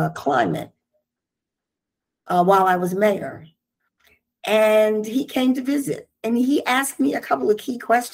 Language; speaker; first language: English; native; English